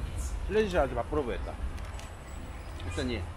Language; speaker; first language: Russian; non-native, learner; Korean